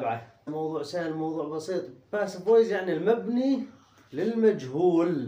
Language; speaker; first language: Arabic; native; Arabic